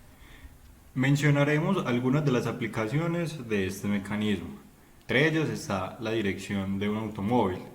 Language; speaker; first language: Spanish; native; Spanish